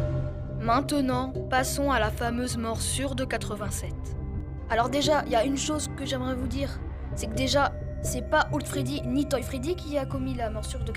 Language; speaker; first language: French; native; French